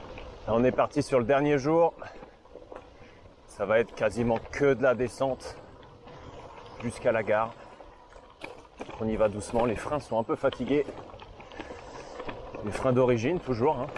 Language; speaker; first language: French; native; French